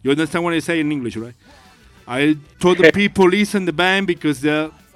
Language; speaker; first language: English; non-native, learner; Spanish